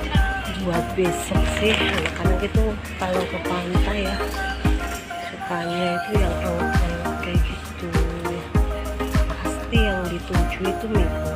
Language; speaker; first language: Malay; non-native, local second language; Javanese